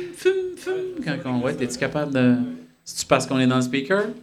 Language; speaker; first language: French; native; French